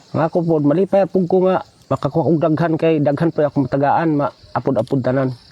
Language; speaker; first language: Cebuano; non-native, local second language; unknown